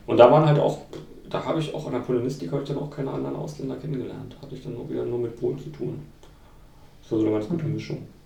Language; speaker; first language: German; native; German